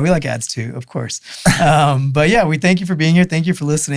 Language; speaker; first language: English; native; English